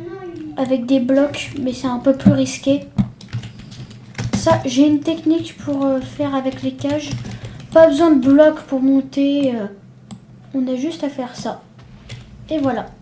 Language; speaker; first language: French; native; French